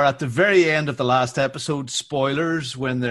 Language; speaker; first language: English; native; English